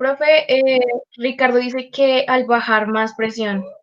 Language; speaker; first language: Spanish; native; Spanish